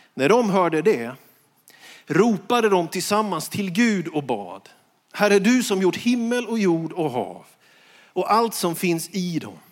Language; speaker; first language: Swedish; native; Swedish